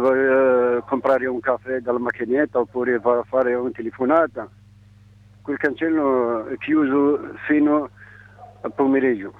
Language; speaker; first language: Italian; non-native, learner; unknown